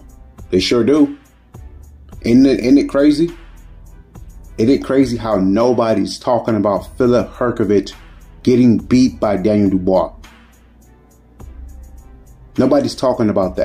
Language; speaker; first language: English; native; English